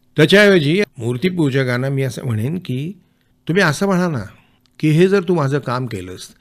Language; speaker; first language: Marathi; native; Marathi